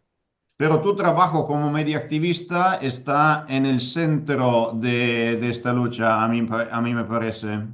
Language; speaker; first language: Spanish; non-native, fluent; Italian